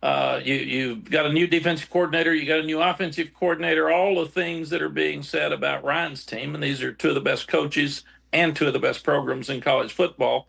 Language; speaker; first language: English; native; English